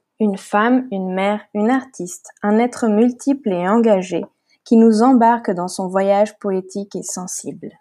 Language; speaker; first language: French; native; French